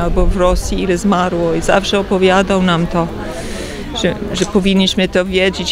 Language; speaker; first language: Polish; early bilingual, heritage; Polish